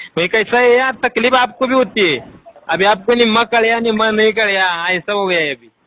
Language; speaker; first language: Hindi; non-native, local second language; Marathi